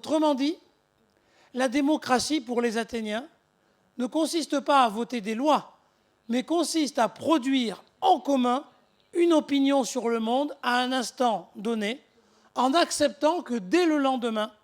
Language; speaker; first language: French; native; French